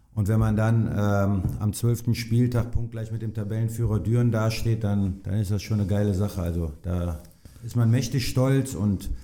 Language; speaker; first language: German; native; German